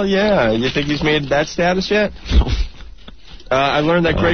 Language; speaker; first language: English; native; English